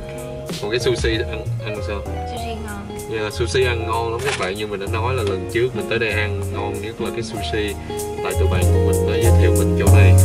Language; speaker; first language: Vietnamese; early bilingual, other home language; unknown